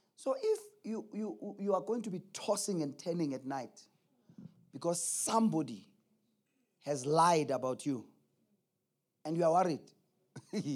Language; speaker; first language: English; non-native, local second language; Zulu